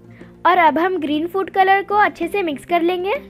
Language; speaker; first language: Hindi; native; Hindi